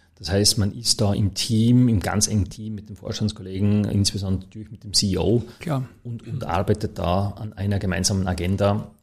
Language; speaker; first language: German; native; German